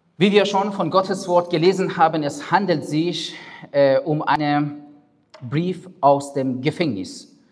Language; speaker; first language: German; non-native, fluent; Persian